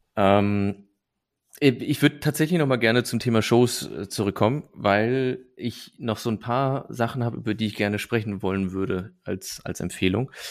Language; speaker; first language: German; native; German